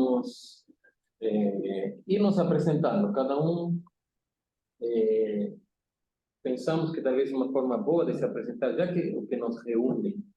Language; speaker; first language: Portuguese; non-native, fluent; Spanish